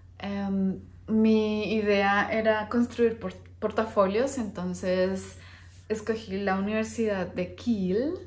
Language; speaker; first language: Spanish; native; Spanish